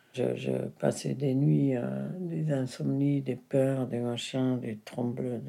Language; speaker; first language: French; non-native, fluent; German